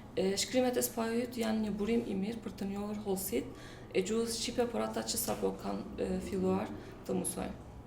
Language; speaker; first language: Albanian; non-native, local second language; Turkish